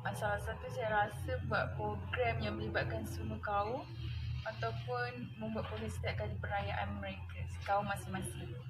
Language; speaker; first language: Malay; native; Malay